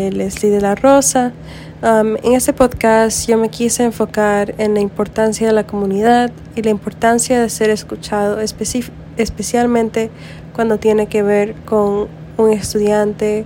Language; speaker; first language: Spanish; early bilingual, heritage; Spanish